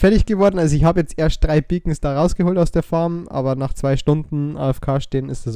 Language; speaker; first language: German; native; German